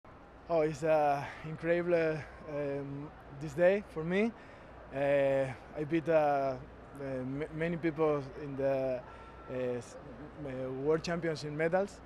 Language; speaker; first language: English; non-native, learner; Spanish